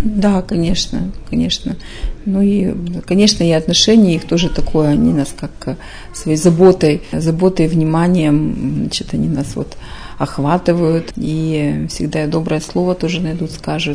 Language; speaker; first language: Russian; native; Russian